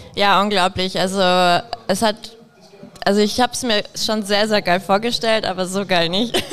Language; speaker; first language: German; native; German